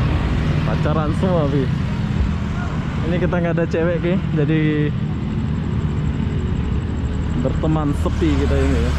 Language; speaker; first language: Indonesian; native; Indonesian